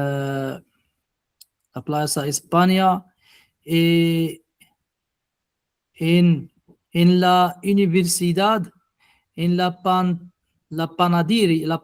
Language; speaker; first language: Spanish; non-native, learner; Arabic